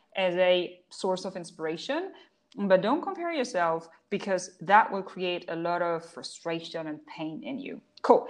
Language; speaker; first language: English; non-native, fluent; German